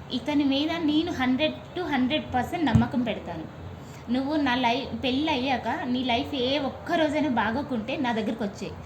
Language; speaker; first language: Telugu; native; Telugu